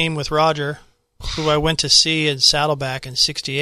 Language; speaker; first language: English; native; English